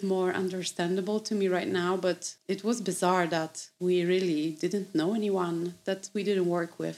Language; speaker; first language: English; non-native, fluent; Polish